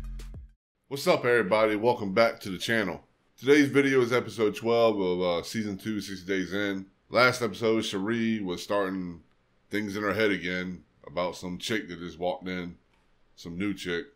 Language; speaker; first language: English; native; English